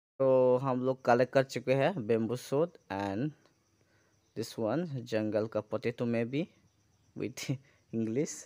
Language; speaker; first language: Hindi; non-native, local second language; Kok Borok